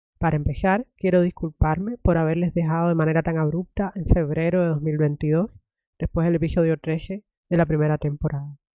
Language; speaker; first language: Spanish; native; Spanish